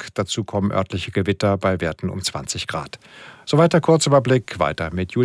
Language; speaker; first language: German; native; German